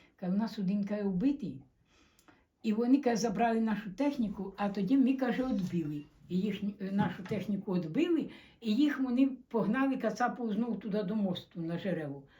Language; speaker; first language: Ukrainian; native; Ukrainian